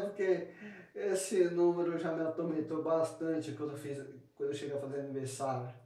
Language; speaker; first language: Portuguese; native; Portuguese